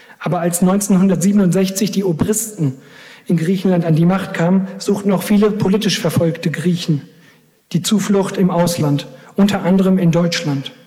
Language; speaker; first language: German; early bilingual, other home language; Greek